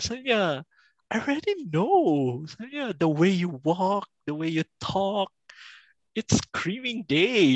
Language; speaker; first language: English; non-native, local second language; Cebuano